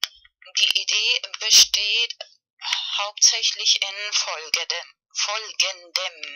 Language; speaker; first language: German; non-native, learner; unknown